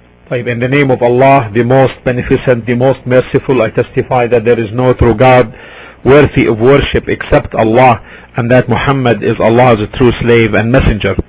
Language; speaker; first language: English; non-native, fluent; Arabic